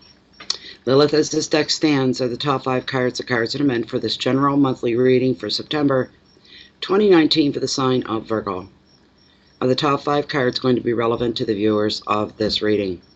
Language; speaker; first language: English; native; English